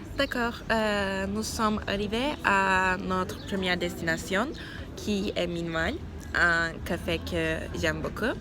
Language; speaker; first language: French; non-native, learner; Turkish